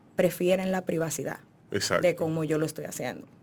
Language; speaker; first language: Spanish; native; Spanish